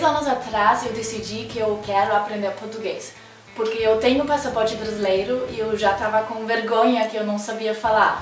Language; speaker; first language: Portuguese; non-native, fluent; German